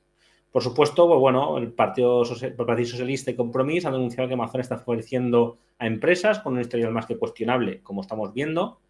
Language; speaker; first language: Spanish; native; Spanish